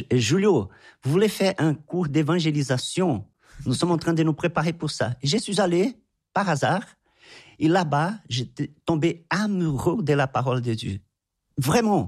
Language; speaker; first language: French; non-native, fluent; Portuguese